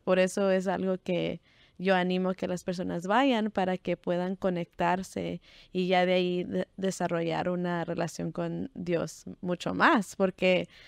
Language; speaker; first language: Spanish; early bilingual, heritage; Spanish